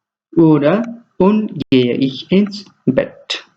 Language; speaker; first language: German; non-native, fluent; Nepali